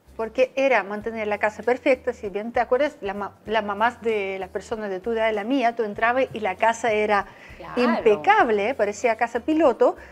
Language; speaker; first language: Spanish; non-native, fluent; Russian